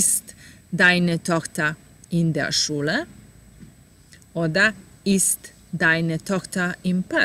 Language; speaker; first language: German; non-native, fluent; Serbian